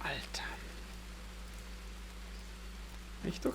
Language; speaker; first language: German; native; German